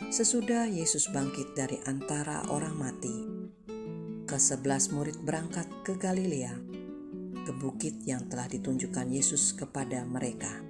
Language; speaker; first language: Indonesian; native; Indonesian